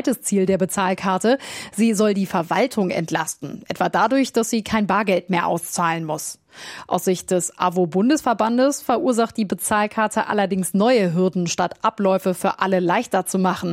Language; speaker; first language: German; native; German